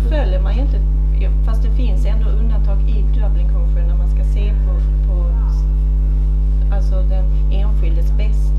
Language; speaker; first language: Swedish; native; Swedish